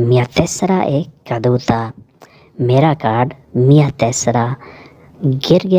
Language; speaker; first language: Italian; non-native, learner; Urdu